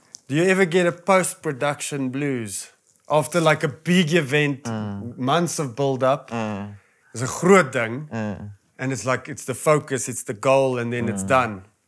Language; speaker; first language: English; non-native, local second language; Afrikaans